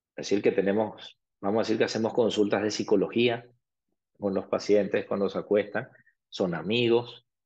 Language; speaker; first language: Spanish; early bilingual, other home language; Arabic